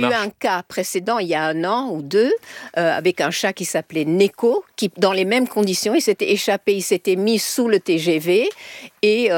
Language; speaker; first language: French; native; French